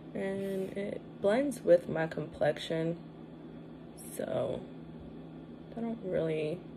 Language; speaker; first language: English; native; English